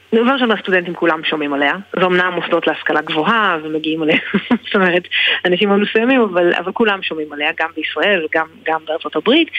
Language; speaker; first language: Hebrew; native; Hebrew